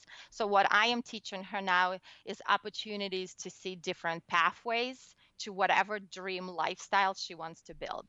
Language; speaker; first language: English; non-native, fluent; Russian